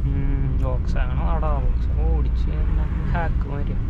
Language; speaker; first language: Malayalam; native; Malayalam